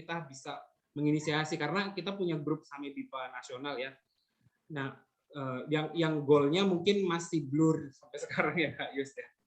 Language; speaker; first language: Indonesian; native; Indonesian